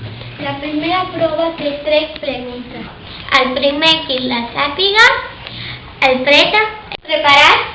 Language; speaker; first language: Catalan; non-native, learner; Spanish